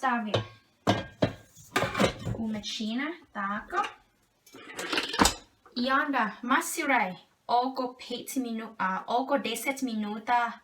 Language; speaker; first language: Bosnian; non-native, learner; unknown